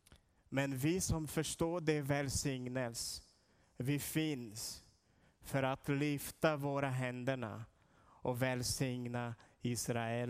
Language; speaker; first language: Swedish; non-native, learner; Portuguese